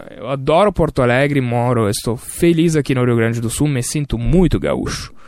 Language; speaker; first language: Portuguese; non-native, fluent; Italian